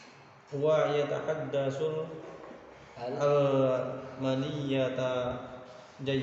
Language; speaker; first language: Arabic; non-native, learner; Indonesian